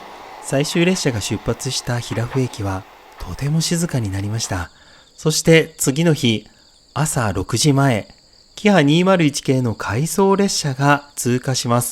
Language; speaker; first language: Japanese; native; Japanese